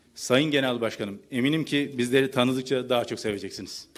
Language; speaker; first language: Turkish; native; Turkish